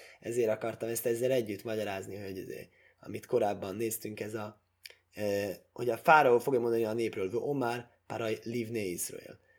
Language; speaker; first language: Hungarian; early bilingual, heritage; Hungarian